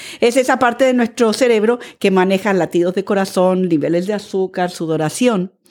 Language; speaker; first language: Spanish; early bilingual, other home language; English